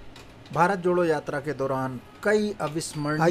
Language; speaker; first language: Hindi; native; Hindi